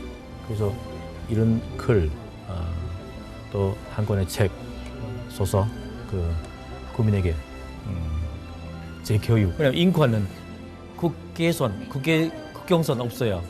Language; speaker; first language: Korean; non-native, fluent; Chinese